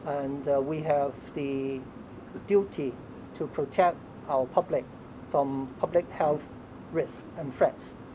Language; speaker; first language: English; non-native, local second language; Chinese